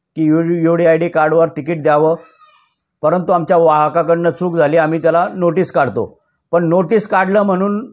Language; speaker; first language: Marathi; native; Marathi